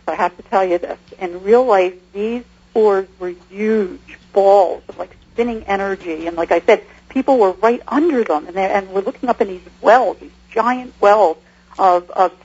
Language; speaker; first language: English; native; English